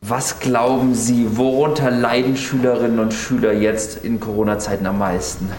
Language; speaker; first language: German; native; German